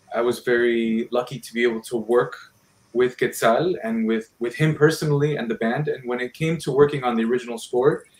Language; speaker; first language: English; early bilingual, other home language; Spanish